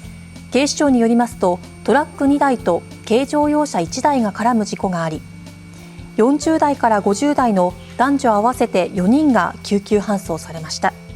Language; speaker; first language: Japanese; native; Japanese